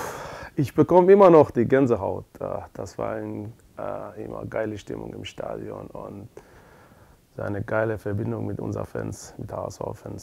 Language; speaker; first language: German; non-native, learner; Persian